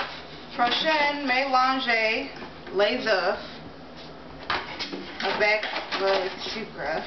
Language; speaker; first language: French; non-native, learner; English